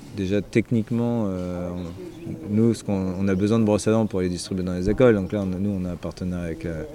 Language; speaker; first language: French; native; French